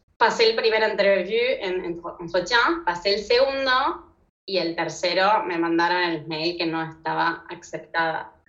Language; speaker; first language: Spanish; native; Spanish